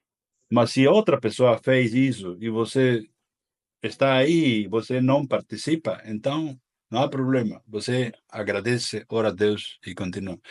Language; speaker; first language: Portuguese; non-native, fluent; Spanish